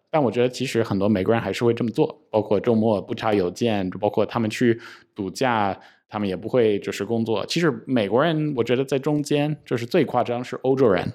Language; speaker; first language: Chinese; non-native, fluent; English